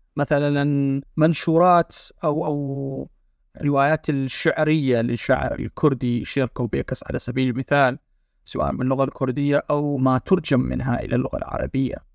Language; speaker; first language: Arabic; non-native, local second language; Kurdish